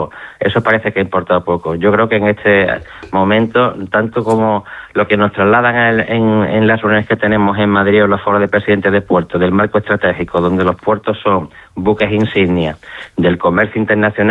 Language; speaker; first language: Spanish; native; Spanish